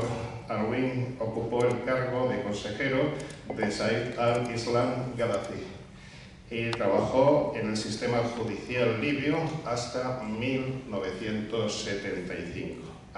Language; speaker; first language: Spanish; native; Spanish